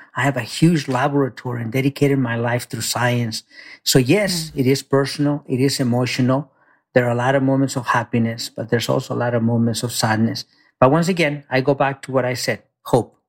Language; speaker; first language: English; early bilingual, other home language; Spanish